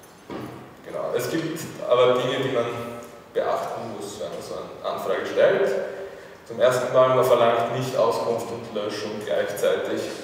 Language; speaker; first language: German; native; German